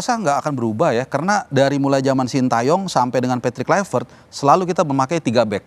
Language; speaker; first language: Indonesian; native; Indonesian